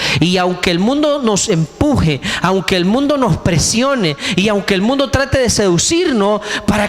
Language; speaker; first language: Spanish; native; Spanish